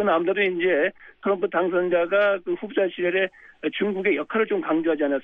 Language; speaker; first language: Korean; native; Korean